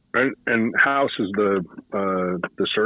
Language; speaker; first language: English; native; English